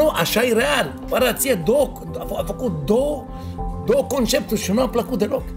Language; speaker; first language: Romanian; non-native, fluent; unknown